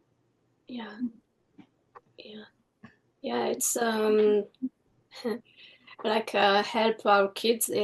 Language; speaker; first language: English; non-native, fluent; Italian